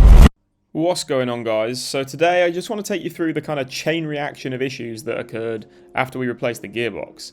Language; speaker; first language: English; native; English